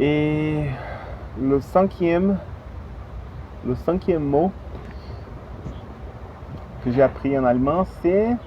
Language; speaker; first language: French; non-native, fluent; Portuguese